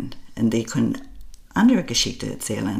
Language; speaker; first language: German; non-native, learner; English